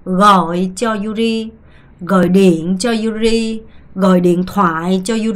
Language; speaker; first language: Vietnamese; non-native, fluent; Korean